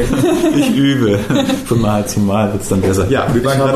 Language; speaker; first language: German; native; German